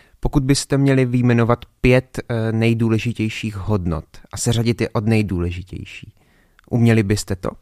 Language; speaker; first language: Czech; native; Czech